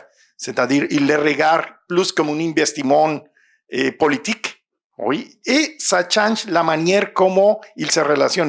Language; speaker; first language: French; non-native, fluent; Spanish